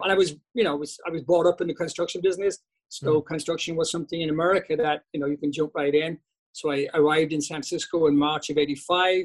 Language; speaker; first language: English; native; English